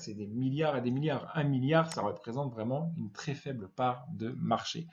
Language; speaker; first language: French; native; French